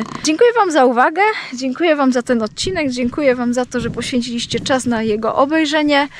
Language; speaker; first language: Polish; native; Polish